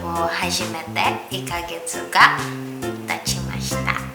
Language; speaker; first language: Japanese; non-native, learner; Cebuano